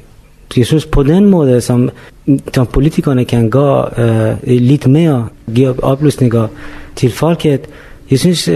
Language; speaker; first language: Danish; non-native, fluent; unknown